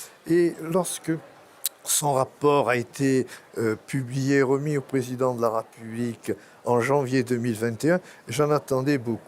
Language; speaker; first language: French; native; French